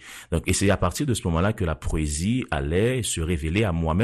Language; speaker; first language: French; non-native, local second language; Haitian Creole